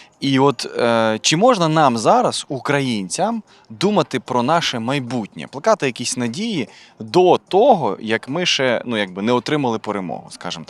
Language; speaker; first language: Ukrainian; native; Ukrainian